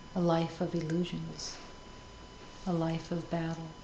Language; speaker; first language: English; native; English